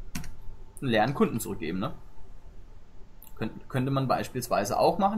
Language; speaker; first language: German; native; German